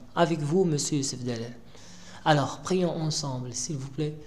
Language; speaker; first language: French; non-native, local second language; Arabic